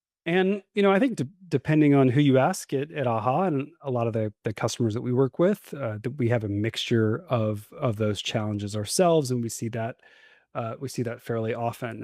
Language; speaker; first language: English; native; English